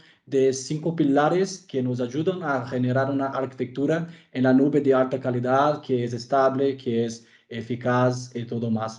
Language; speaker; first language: Spanish; non-native, fluent; Portuguese